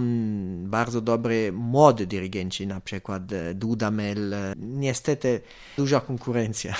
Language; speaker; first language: Polish; non-native, fluent; Italian